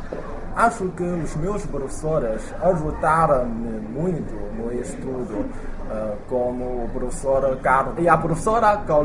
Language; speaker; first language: Portuguese; non-native, learner; Chinese